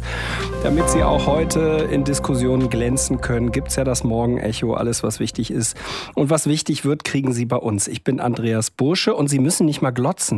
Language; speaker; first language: German; native; German